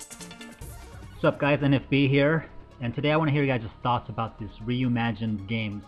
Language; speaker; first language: English; native; English